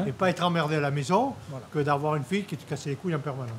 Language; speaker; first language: French; native; French